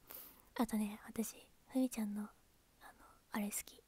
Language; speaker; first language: Japanese; native; Japanese